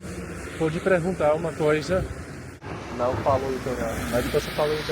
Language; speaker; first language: Portuguese; non-native, learner; English